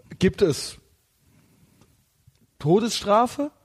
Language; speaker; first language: German; native; German